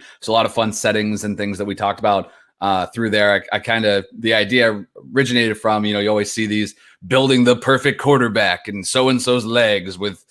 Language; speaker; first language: English; native; English